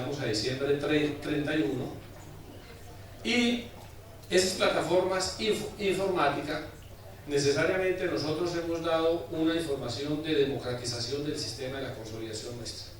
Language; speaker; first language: Spanish; native; Spanish